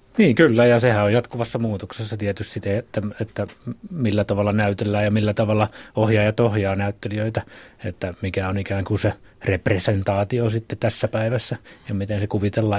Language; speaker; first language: Finnish; native; Finnish